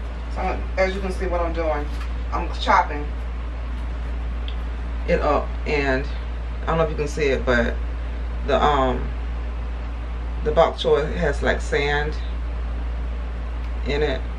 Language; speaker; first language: English; native; English